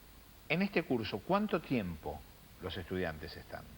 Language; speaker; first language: Spanish; native; Spanish